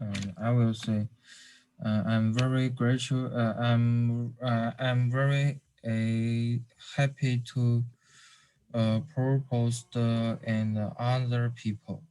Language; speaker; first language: English; non-native, learner; Chinese